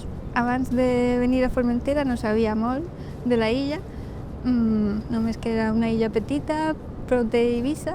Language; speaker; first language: Catalan; non-native, fluent; Spanish